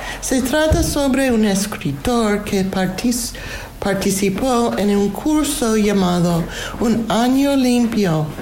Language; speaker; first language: Spanish; non-native, learner; English